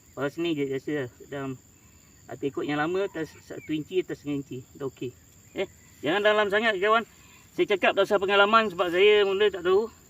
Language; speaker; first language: Malay; native; Malay